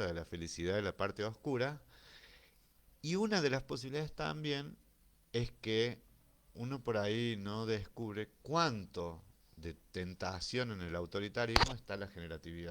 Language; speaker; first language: Spanish; native; Spanish